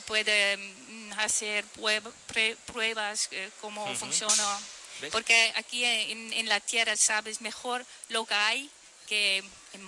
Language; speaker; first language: Spanish; non-native, fluent; Dutch